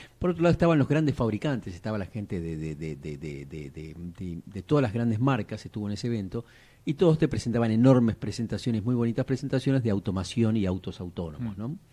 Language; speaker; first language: Spanish; native; Spanish